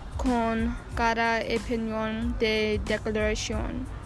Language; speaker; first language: Spanish; non-native, learner; English